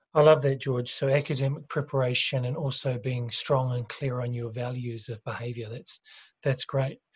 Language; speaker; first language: English; native; English